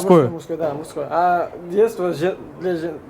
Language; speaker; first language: Russian; non-native, local second language; Uzbek